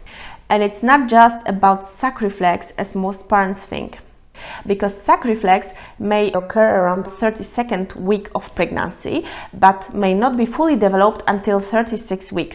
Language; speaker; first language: English; non-native, fluent; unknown